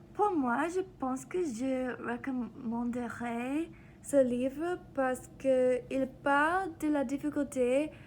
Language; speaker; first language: French; non-native, learner; English